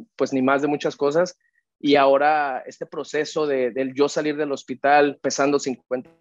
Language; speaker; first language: Spanish; native; Spanish